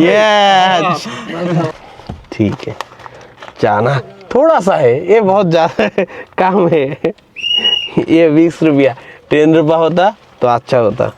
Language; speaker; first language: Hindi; non-native, learner; Bangla